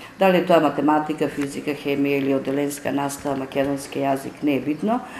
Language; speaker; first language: Macedonian; native; Macedonian